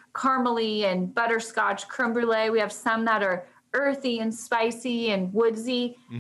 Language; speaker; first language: English; native; English